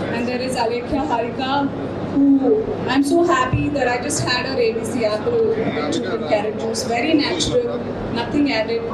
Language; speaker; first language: English; non-native, local second language; Telugu